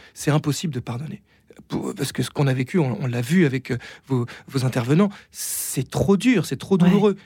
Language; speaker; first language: French; native; French